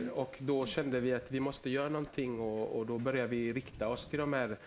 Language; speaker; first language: Swedish; early bilingual, other home language; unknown